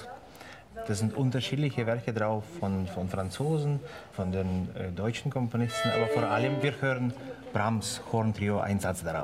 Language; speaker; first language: German; non-native, fluent; Ukrainian